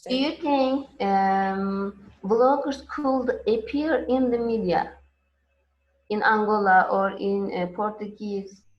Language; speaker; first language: English; non-native, fluent; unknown